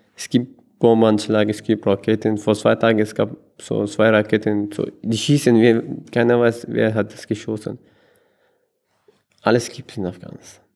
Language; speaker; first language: German; non-native, learner; Persian